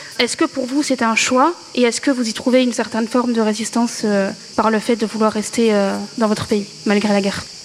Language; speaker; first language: French; native; French